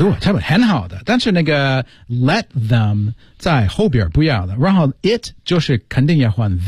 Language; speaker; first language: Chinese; non-native, learner; English